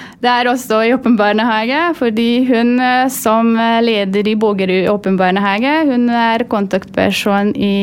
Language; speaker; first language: Norwegian; non-native, fluent; Hungarian